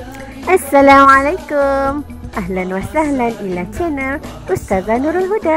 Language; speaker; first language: Arabic; non-native, fluent; Malay